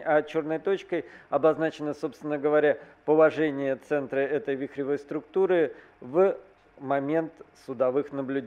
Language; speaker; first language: Russian; native; Russian